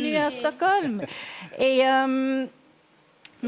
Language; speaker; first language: French; non-native, learner; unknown